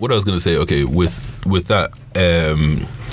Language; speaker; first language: English; non-native, local second language; Yoruba